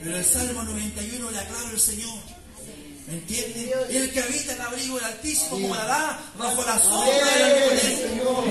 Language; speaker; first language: Spanish; native; Spanish